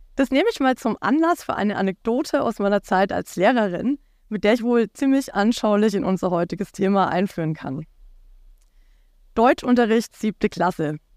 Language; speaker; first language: German; native; German